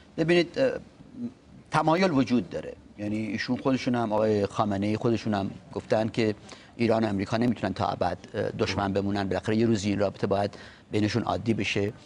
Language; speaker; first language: Persian; non-native, local second language; Talysh